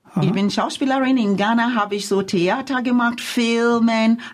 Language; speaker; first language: German; non-native, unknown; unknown